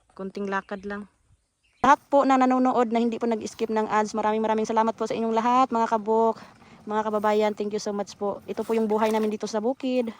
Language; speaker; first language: Filipino; non-native, local second language; Cebuano